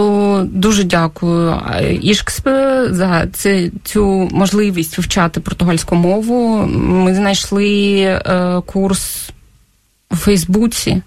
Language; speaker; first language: Ukrainian; non-native, local second language; Russian